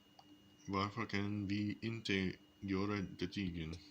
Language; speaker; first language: Swedish; non-native, learner; English